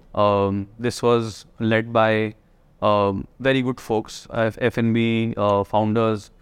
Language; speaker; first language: English; non-native, local second language; Hindi